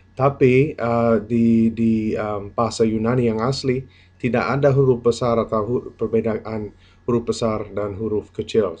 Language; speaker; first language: Indonesian; non-native, fluent; English